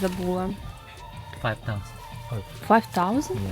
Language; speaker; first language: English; non-native, learner; Ukrainian